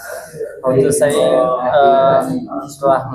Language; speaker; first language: English; non-native, learner; Indonesian